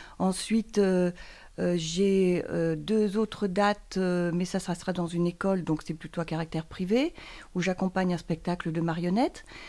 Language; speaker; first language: French; native; French